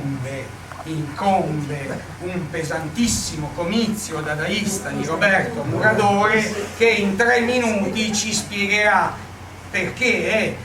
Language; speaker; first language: Italian; native; Italian